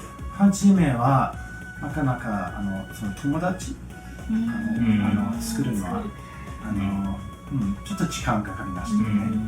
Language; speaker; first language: Japanese; non-native, fluent; English